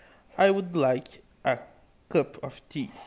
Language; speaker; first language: English; non-native, learner; Portuguese